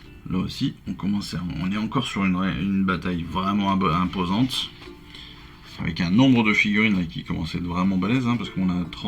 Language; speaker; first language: French; native; French